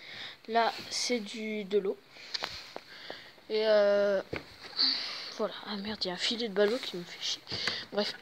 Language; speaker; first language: French; native; French